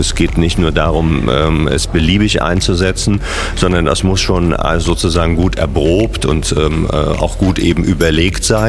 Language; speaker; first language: German; native; German